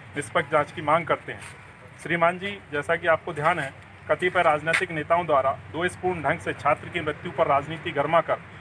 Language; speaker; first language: Hindi; native; Hindi